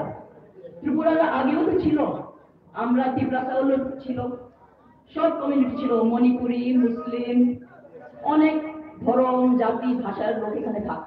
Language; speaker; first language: Bangla; non-native, local second language; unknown